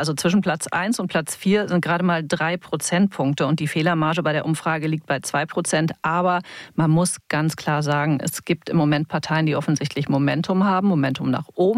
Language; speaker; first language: German; native; German